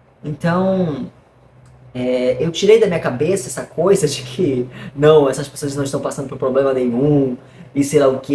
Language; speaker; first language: Portuguese; native; Portuguese